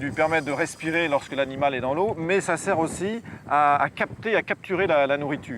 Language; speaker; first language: French; native; French